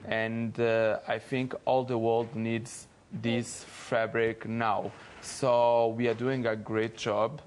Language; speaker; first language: English; non-native, fluent; Portuguese